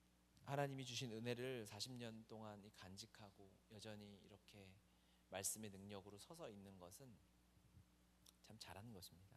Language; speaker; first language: Korean; native; Korean